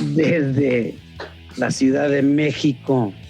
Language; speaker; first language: Spanish; early bilingual, heritage; Spanish